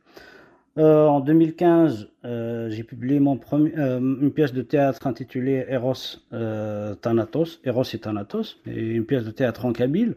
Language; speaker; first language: French; non-native, local second language; Kabyle